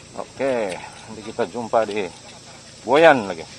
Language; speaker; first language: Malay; non-native, local second language; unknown